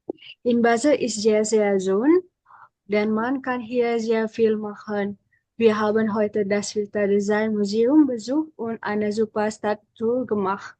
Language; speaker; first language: German; non-native, learner; Indonesian